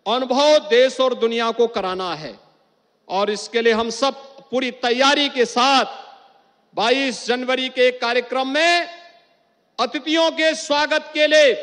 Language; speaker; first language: Hindi; native; Hindi